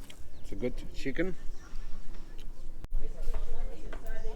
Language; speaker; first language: English; non-native, fluent; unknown